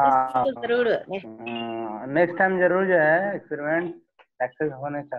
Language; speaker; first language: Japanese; non-native, learner; Hindi